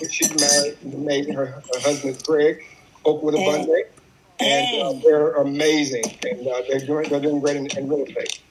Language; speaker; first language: English; native; English